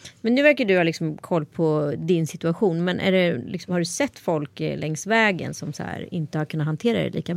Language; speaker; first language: Swedish; native; Swedish